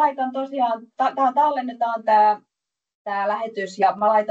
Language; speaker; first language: Finnish; native; Finnish